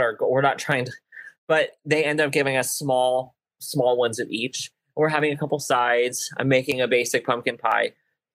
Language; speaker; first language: English; native; English